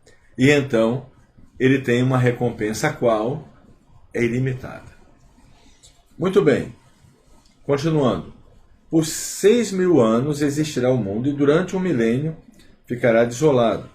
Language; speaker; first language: Portuguese; native; Portuguese